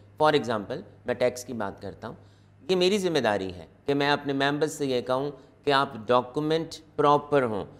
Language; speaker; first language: Urdu; non-native, local second language; Punjabi